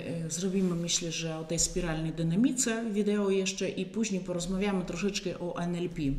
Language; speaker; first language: Polish; non-native, fluent; Russian